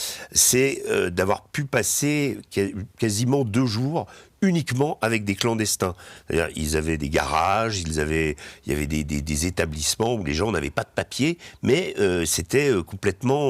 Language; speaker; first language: French; native; French